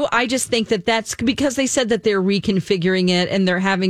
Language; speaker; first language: English; native; English